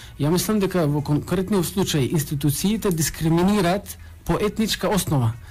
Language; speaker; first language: Macedonian; non-native, local second language; Albanian